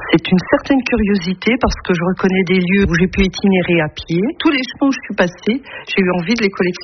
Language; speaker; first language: French; native; French